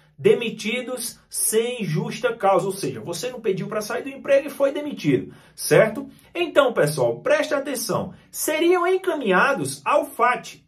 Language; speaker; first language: Portuguese; native; Portuguese